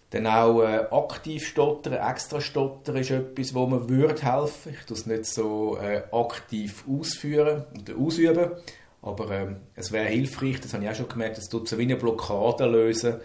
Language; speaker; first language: German; native; German